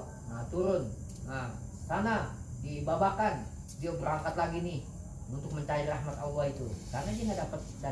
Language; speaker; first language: Indonesian; native; Indonesian